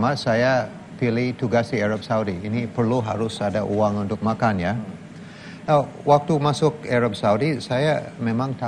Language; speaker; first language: Indonesian; non-native, learner; English